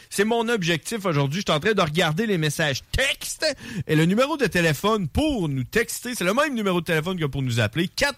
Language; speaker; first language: French; native; French